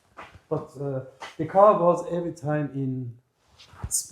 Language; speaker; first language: English; non-native, learner; German